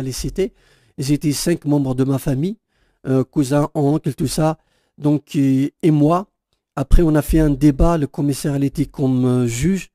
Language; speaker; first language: French; non-native, local second language; Kabyle